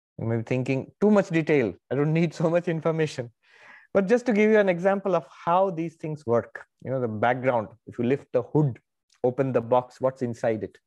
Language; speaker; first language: English; non-native, local second language; Bangla